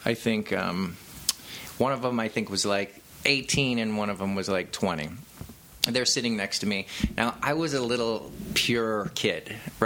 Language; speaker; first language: English; native; English